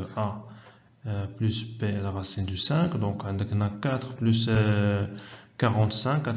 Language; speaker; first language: French; non-native, local second language; Arabic